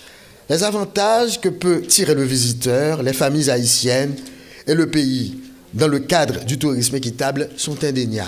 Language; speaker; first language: French; non-native, local second language; Haitian Creole